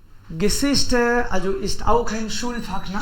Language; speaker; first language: German; non-native, fluent; Hindi